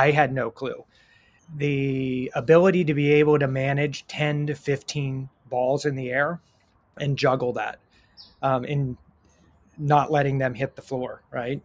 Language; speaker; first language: English; native; English